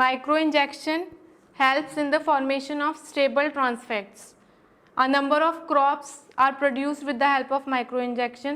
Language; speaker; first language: English; non-native, local second language; Hindi